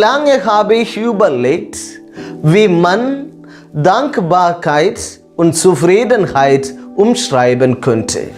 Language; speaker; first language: German; non-native, fluent; Malayalam